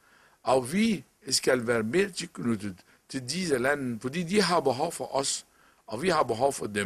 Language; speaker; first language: Danish; non-native, local second language; Arabic